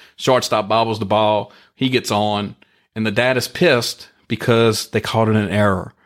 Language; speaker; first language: English; native; English